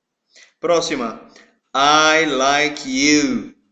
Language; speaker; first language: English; non-native, fluent; Portuguese